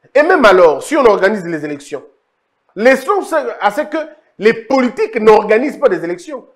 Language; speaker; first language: French; non-native, local second language; Lingala